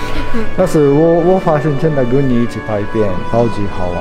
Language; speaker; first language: Chinese; non-native, fluent; Japanese